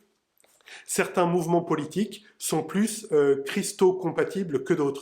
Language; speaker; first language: French; native; French